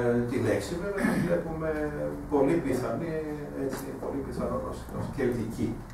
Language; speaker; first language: Greek; non-native, fluent; German